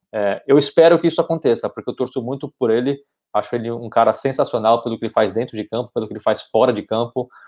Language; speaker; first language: Portuguese; native; Portuguese